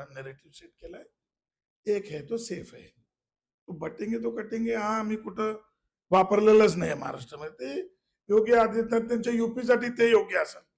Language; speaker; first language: Marathi; non-native, local second language; Malayalam